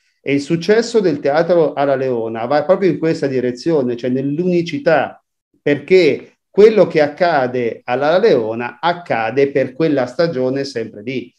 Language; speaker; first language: Italian; native; Italian